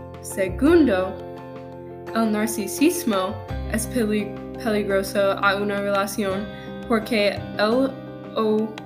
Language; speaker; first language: Spanish; non-native, learner; English